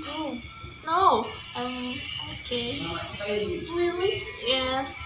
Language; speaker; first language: English; non-native, learner; Indonesian